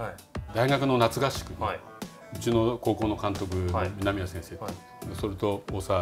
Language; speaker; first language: Japanese; native; Japanese